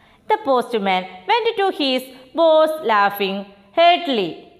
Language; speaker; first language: English; non-native, local second language; Malayalam